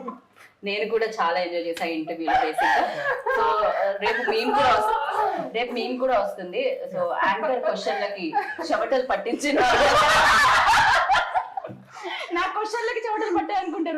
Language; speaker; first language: Telugu; native; Telugu